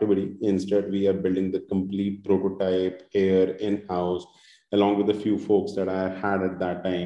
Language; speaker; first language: English; non-native, local second language; Hindi